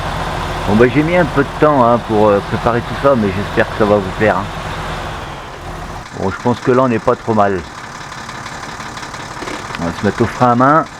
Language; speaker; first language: French; native; French